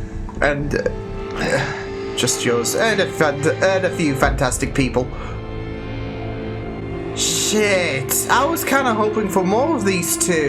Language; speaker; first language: English; native; English